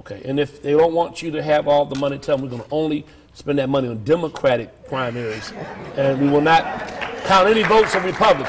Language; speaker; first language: English; native; English